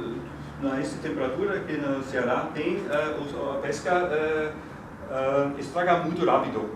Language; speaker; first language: Portuguese; non-native, fluent; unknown